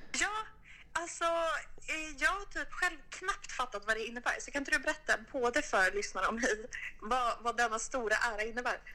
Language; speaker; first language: Swedish; native; Swedish